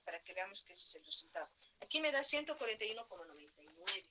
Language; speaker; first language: Spanish; native; Spanish